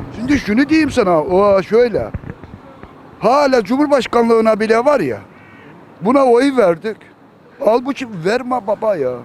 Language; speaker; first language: Turkish; native; Turkish